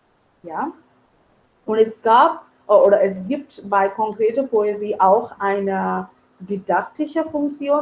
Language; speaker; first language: German; non-native, fluent; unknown